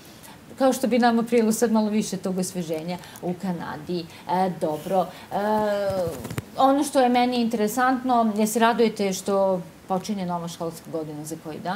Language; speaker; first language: Serbian; native; Serbian